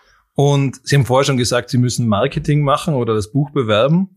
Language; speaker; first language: German; native; German